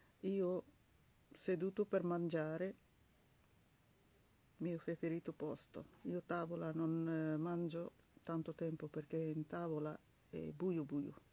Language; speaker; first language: Italian; non-native, learner; Bangla